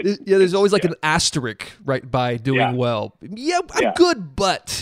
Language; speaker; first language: English; native; English